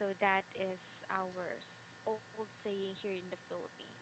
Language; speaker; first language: English; non-native, fluent; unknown